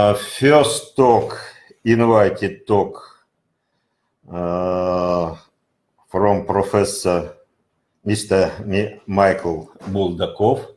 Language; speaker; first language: English; non-native, learner; Russian